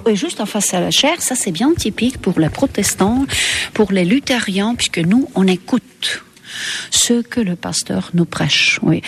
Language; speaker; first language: French; non-native, fluent; Estonian